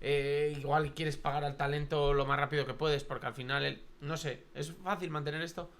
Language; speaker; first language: Spanish; native; Spanish